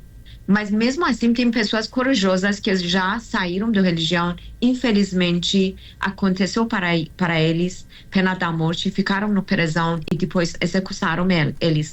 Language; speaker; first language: Portuguese; non-native, learner; Persian